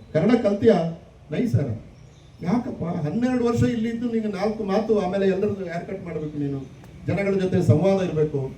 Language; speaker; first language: Kannada; non-native, local second language; Tulu